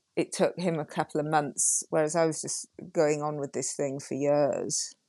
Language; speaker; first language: English; native; English